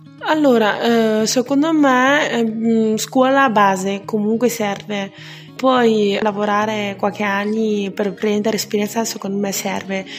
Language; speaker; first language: Italian; non-native, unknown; Chinese